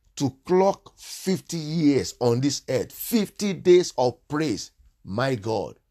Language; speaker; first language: English; non-native, local second language; Yoruba